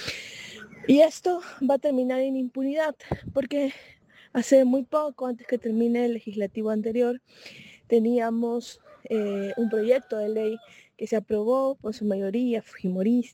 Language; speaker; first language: Spanish; native; Spanish